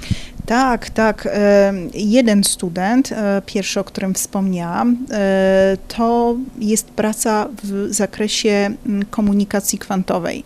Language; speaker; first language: Polish; native; Polish